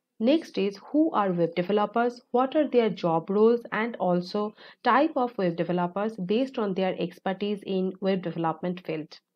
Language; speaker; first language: English; non-native, local second language; Bangla